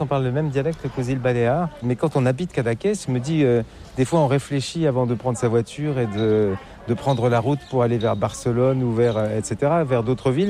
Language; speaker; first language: French; native; French